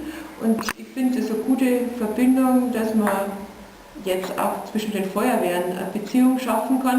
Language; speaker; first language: German; native; German